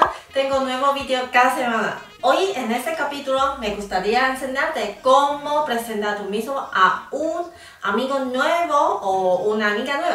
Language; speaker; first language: Spanish; non-native, fluent; Chinese